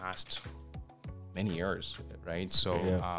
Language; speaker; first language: English; non-native, fluent; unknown